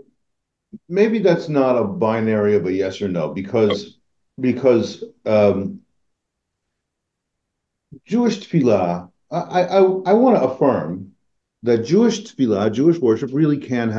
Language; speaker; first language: English; native; English